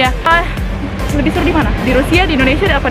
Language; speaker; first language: Indonesian; native; Indonesian